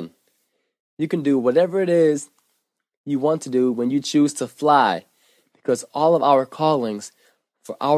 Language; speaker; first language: English; native; English